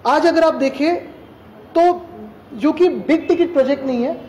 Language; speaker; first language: Hindi; non-native, local second language; Marathi